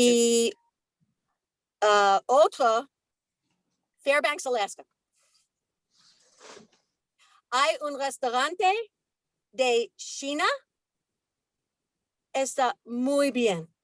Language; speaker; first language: Spanish; non-native, learner; English